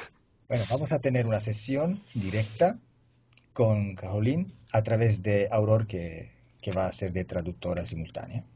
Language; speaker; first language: Spanish; non-native, fluent; Italian